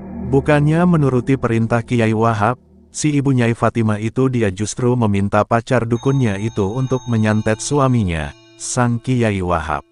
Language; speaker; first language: Indonesian; native; Indonesian